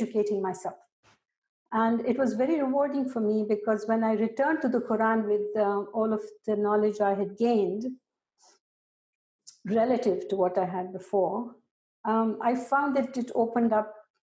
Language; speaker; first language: English; non-native, local second language; Urdu